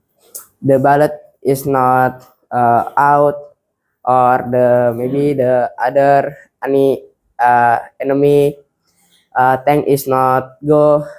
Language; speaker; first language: English; non-native, learner; Indonesian